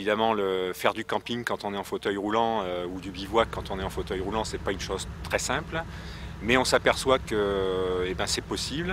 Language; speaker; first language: French; native; French